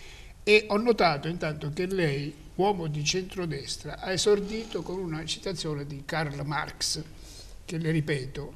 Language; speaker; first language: Italian; native; Italian